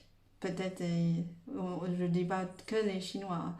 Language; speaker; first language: French; non-native, fluent; Chinese